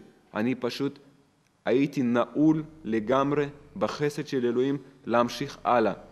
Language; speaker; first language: Hebrew; non-native, fluent; Russian